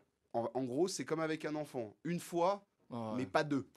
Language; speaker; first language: French; native; French